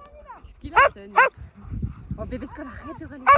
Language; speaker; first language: French; native; French